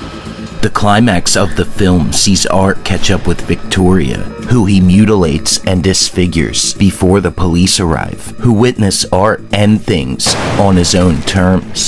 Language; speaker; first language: English; native; English